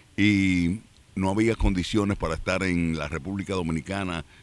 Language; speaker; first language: Spanish; native; Spanish